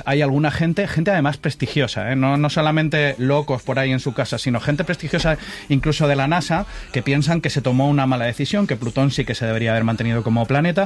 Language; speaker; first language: Spanish; native; Spanish